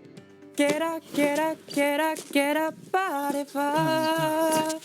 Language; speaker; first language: Japanese; native; Japanese